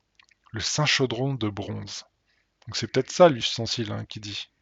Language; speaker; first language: French; native; French